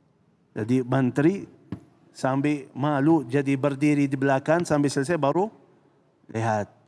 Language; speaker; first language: Indonesian; non-native, fluent; Arabic